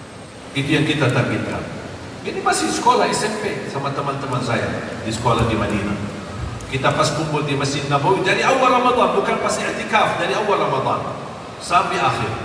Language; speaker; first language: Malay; non-native, fluent; Arabic